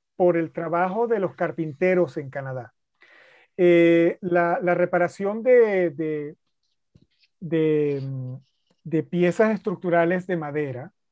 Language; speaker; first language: Spanish; native; Spanish